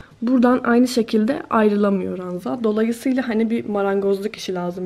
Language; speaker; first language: Turkish; native; Turkish